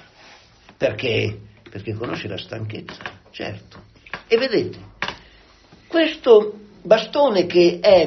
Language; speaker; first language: Italian; native; Italian